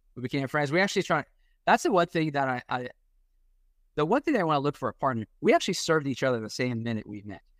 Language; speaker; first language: English; non-native, fluent; Arabic